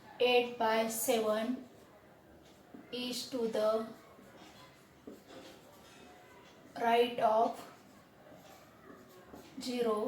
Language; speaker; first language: English; non-native, local second language; Marathi